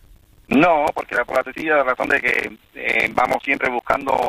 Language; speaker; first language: Spanish; native; Spanish